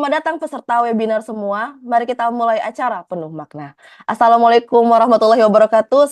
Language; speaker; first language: Indonesian; native; Indonesian